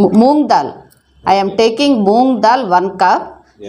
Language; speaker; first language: English; non-native, learner; Telugu